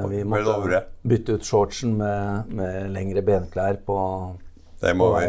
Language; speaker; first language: Norwegian; native; Norwegian